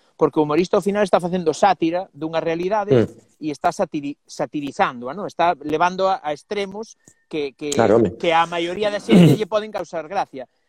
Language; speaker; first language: Galician; non-native, local second language; Spanish